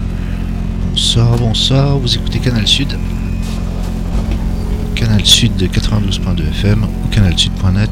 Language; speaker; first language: French; native; French